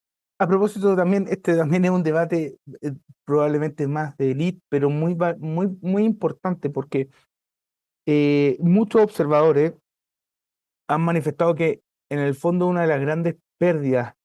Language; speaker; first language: Spanish; native; Spanish